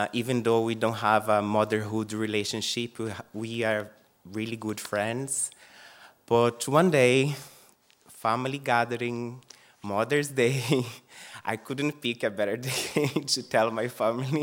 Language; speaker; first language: English; non-native, fluent; Portuguese